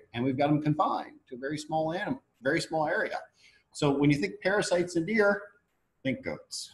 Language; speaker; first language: English; native; English